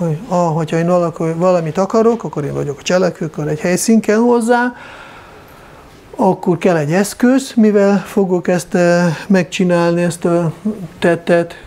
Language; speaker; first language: Hungarian; non-native, fluent; Russian